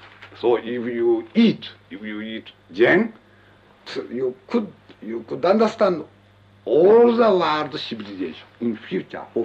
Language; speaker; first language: English; non-native, learner; Japanese